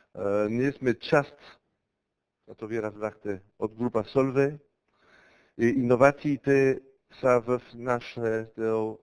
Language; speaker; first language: Bulgarian; non-native, learner; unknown